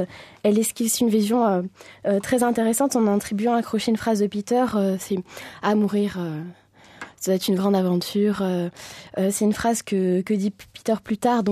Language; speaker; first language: French; native; French